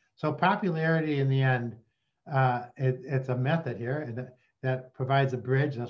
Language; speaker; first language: English; native; English